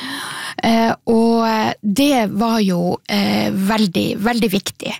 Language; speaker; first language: Norwegian; non-native, local second language; Northern Sami